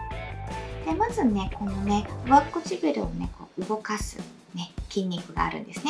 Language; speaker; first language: Japanese; native; Japanese